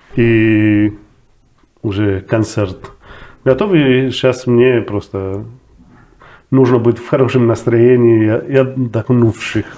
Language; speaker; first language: Russian; non-native, fluent; Spanish